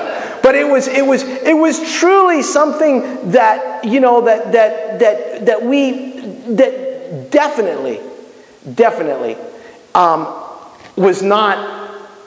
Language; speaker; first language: English; native; English